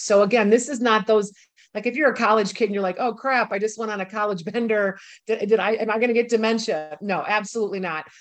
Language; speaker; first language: English; native; English